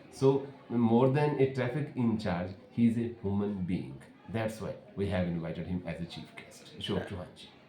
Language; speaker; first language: Hindi; non-native, local second language; Punjabi